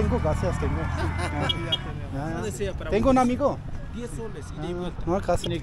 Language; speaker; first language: Spanish; non-native, learner; German